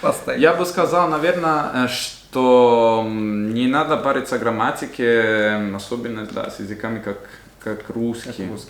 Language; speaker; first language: Russian; non-native, fluent; Italian